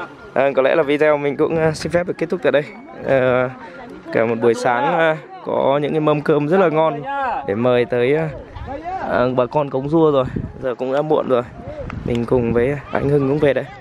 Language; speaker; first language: Vietnamese; native; Vietnamese